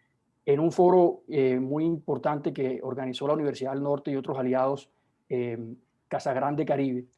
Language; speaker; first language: Spanish; native; Spanish